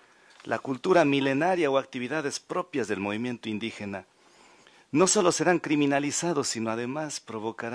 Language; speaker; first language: Spanish; native; Spanish